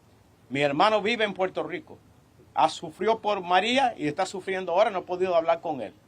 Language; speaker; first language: Spanish; early bilingual, other home language; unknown